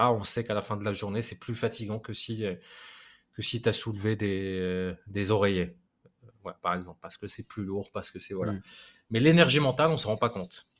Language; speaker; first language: French; non-native, local second language; Arabic